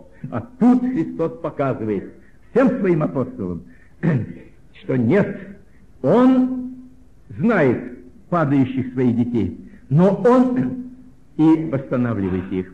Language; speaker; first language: Russian; native; Russian